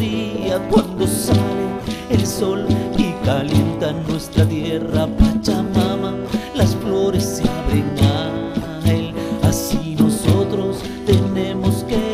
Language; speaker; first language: Spanish; native; Spanish